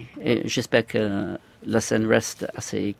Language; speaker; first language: French; non-native, fluent; English